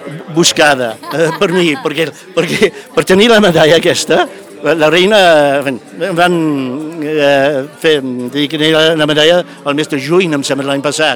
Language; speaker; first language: Catalan; non-native, fluent; English